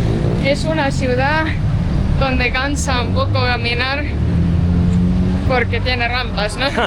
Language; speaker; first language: Spanish; non-native, fluent; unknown